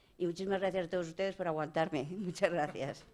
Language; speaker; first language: Spanish; native; Spanish